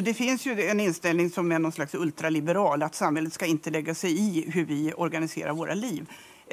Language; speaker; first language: Swedish; native; Swedish